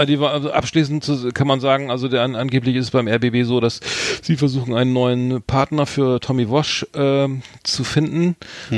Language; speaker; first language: German; native; German